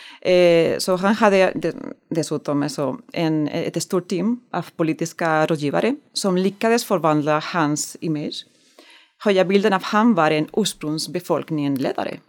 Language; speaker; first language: Swedish; non-native, learner; Spanish